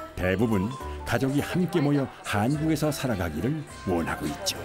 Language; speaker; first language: Korean; native; Korean